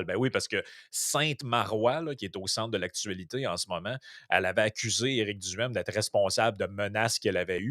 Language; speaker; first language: French; native; French